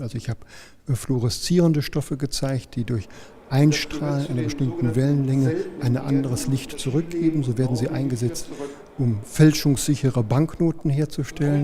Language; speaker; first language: German; native; German